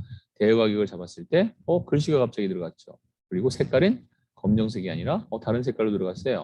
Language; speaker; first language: Korean; native; Korean